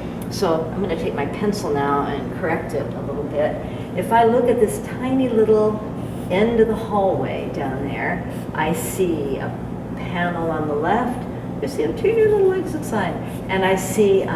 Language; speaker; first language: English; native; English